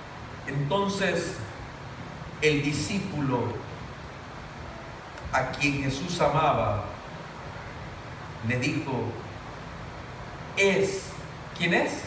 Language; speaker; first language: Spanish; native; Spanish